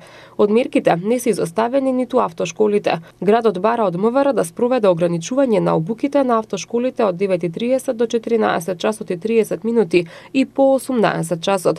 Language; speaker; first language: Macedonian; native; Macedonian